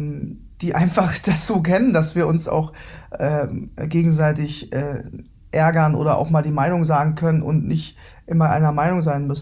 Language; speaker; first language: German; native; German